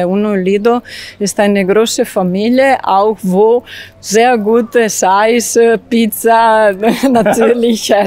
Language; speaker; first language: German; non-native, learner; Italian